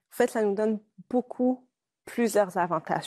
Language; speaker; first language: French; native; French